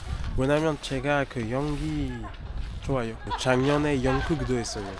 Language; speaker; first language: Korean; non-native, learner; French